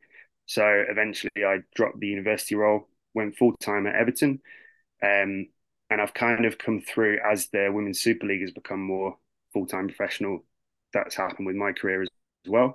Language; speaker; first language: English; native; English